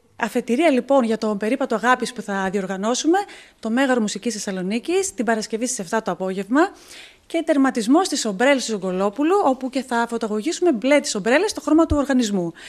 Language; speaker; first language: Greek; native; Greek